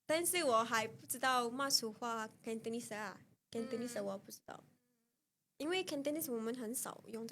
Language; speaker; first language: Chinese; non-native, local second language; Malay